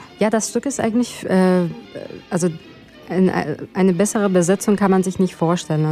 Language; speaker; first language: German; non-native, fluent; Persian